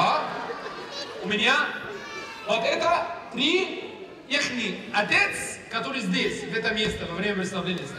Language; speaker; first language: Russian; non-native, learner; Arabic